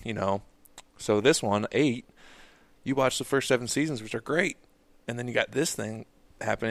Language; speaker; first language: English; native; English